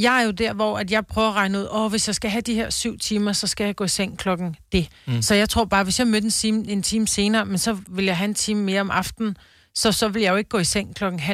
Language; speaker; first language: Danish; native; Danish